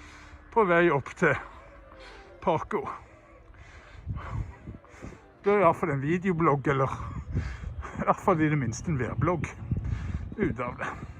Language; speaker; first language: Norwegian; native; Norwegian